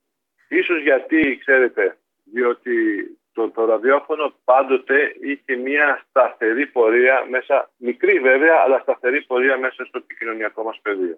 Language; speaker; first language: Greek; native; Greek